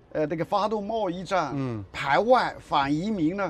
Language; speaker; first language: Chinese; native; Chinese